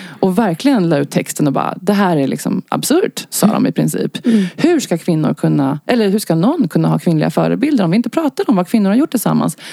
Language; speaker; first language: Swedish; native; Swedish